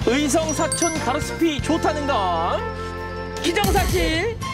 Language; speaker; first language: Korean; native; Korean